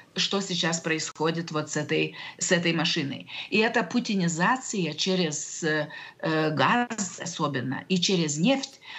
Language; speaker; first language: Russian; non-native, local second language; Lithuanian